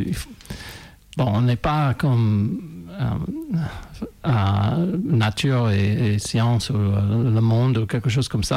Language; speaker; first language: French; non-native, fluent; English